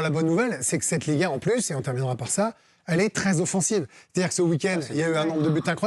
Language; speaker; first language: French; native; French